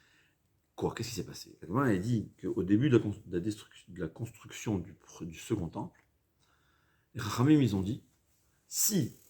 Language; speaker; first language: French; native; French